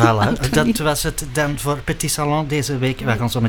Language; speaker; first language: Dutch; native; Dutch